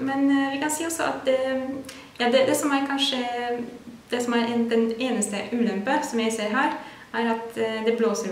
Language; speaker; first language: Norwegian; non-native, fluent; Polish